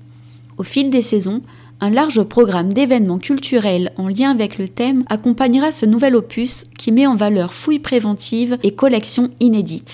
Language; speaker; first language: French; native; French